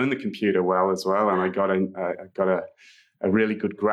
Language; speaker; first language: English; native; English